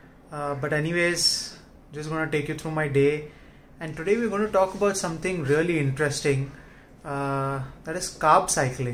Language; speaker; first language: English; non-native, local second language; Hindi